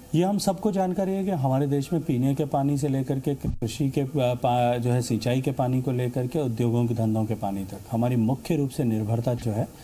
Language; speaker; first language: Hindi; native; Hindi